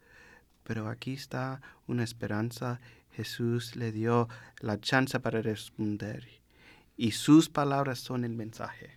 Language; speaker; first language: Spanish; non-native, learner; English